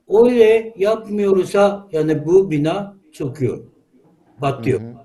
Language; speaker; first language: Turkish; non-native, learner; Japanese